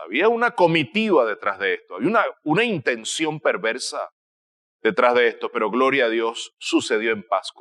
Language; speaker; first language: Spanish; native; Spanish